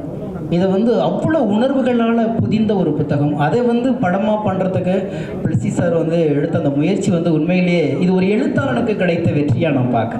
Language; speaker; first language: Tamil; native; Tamil